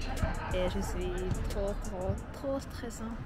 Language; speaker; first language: French; non-native, learner; Finnish